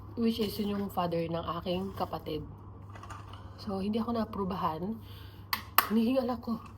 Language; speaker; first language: Filipino; native; Filipino